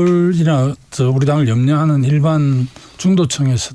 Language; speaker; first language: Korean; native; Korean